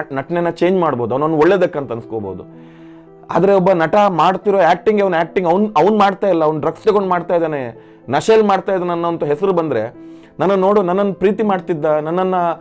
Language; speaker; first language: Kannada; non-native, local second language; Tulu